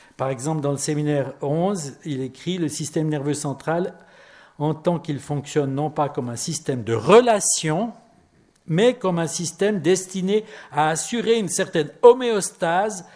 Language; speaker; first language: French; native; French